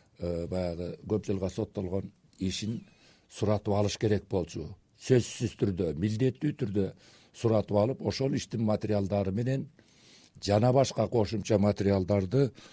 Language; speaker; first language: Kyrgyz; native; Kyrgyz